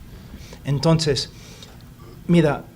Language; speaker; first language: Spanish; non-native, fluent; English